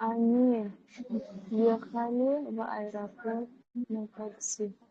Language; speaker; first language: Russian; non-native, learner; Uzbek